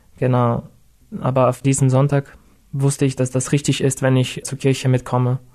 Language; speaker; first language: German; non-native, fluent; Russian